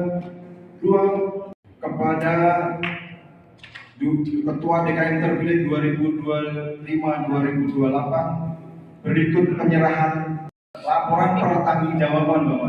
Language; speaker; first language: Indonesian; native; Indonesian